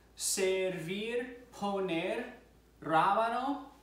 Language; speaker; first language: Spanish; non-native, fluent; English